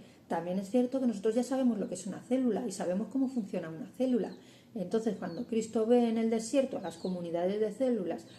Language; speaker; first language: Spanish; native; Spanish